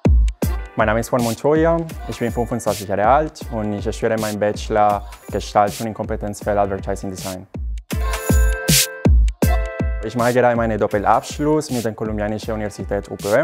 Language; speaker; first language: German; non-native, local second language; Spanish